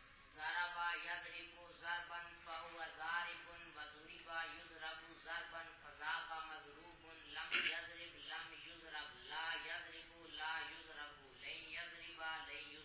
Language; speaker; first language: Arabic; non-native, learner; Punjabi